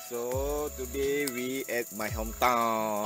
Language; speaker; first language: English; non-native, learner; Malay